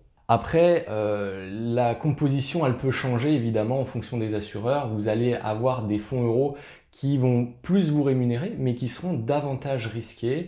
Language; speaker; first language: French; native; French